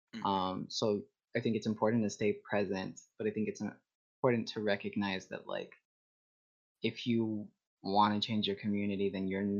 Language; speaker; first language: English; native; English